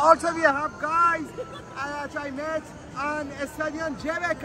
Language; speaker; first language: English; non-native, fluent; Persian